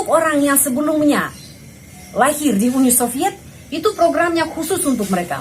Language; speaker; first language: Indonesian; non-native, fluent; Russian